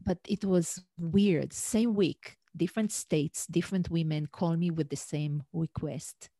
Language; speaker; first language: English; non-native, fluent; Hebrew